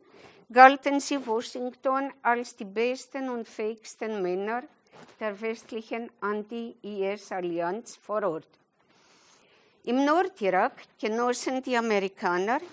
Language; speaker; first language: German; non-native, fluent; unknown